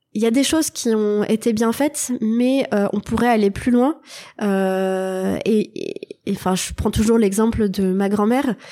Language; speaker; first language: French; native; French